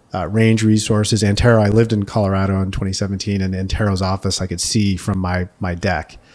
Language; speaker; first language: English; native; English